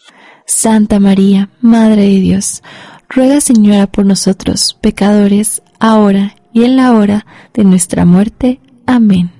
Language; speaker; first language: Spanish; native; Spanish